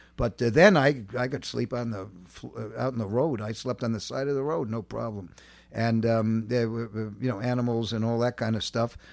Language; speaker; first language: English; native; English